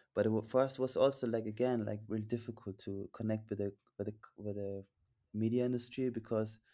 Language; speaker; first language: English; non-native, fluent; German